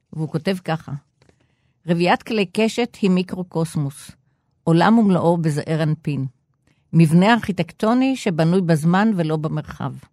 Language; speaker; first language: Hebrew; native; Hebrew